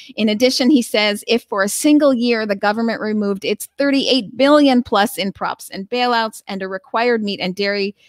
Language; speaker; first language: English; native; English